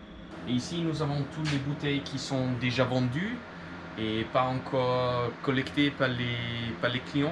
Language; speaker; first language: French; non-native, fluent; German